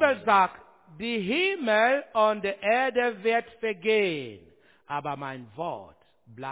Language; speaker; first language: German; non-native, learner; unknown